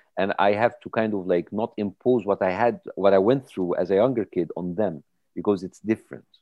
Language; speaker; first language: English; non-native, fluent; Arabic